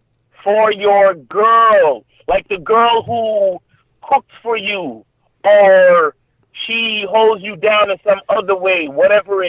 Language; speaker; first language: English; native; English